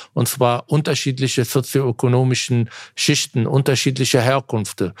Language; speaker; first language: German; non-native, fluent; Arabic